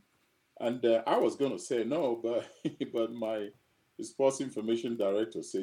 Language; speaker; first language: English; non-native, local second language; Igbo